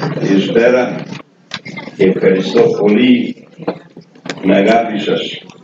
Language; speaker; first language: Greek; non-native, fluent; Serbian